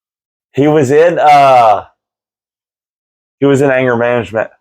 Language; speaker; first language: English; native; English